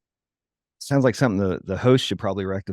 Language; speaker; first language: English; native; English